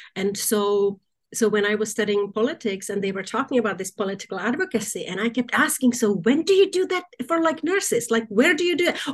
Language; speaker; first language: English; non-native, fluent; Czech